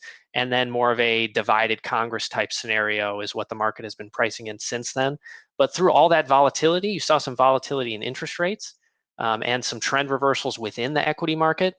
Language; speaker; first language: English; native; English